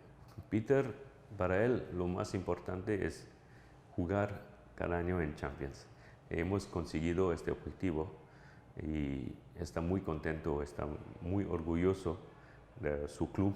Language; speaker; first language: Spanish; non-native, fluent; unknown